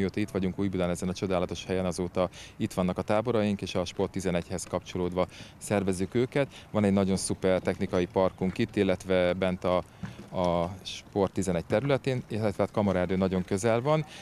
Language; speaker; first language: Hungarian; native; Hungarian